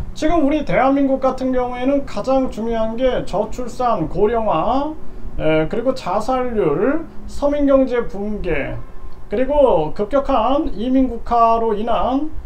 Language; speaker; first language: Korean; native; Korean